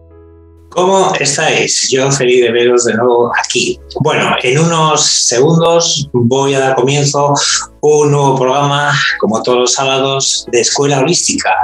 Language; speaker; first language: Spanish; native; Spanish